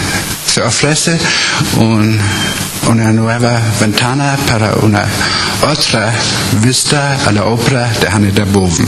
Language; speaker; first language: Spanish; non-native, learner; German